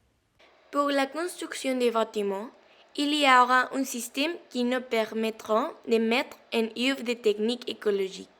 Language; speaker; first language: French; non-native, learner; Spanish